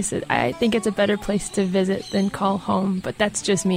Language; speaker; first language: English; native; English